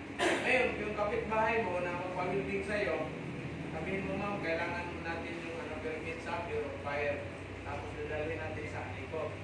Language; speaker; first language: Filipino; non-native, local second language; Cebuano